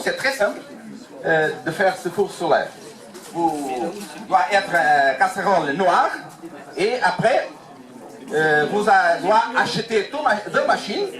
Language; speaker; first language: French; non-native, learner; Portuguese